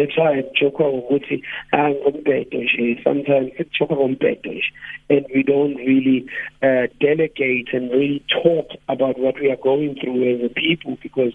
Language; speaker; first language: English; non-native, local second language; Zulu